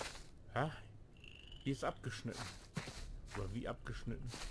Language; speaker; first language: German; native; German